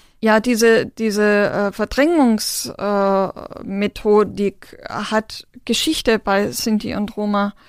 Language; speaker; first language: German; non-native, local second language; Romany